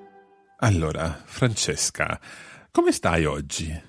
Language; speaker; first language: Italian; non-native, fluent; English